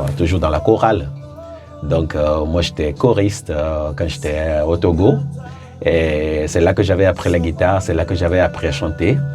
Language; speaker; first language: French; non-native, local second language; Ewe